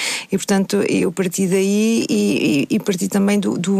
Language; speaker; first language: Portuguese; native; Portuguese